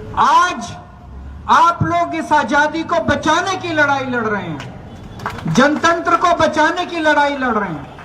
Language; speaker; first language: Hindi; native; Hindi